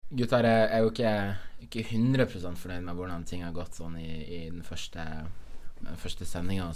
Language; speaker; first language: Norwegian; native; Norwegian